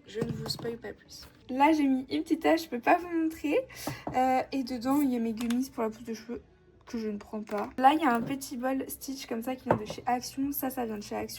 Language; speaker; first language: French; native; French